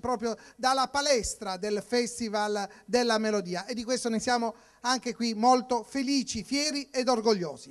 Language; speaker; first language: Italian; native; Italian